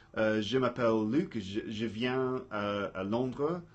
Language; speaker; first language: French; non-native, learner; English